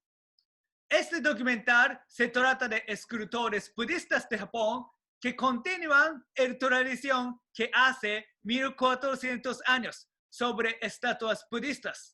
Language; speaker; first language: Spanish; non-native, learner; Japanese